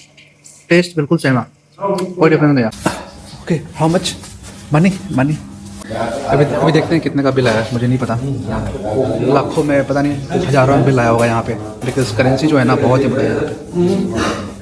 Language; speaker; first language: Hindi; native; Hindi